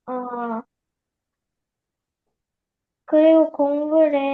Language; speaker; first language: Korean; early bilingual, heritage; Korean